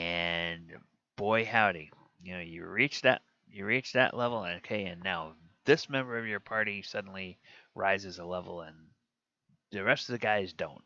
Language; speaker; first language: English; native; English